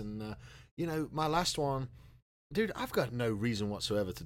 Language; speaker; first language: English; native; English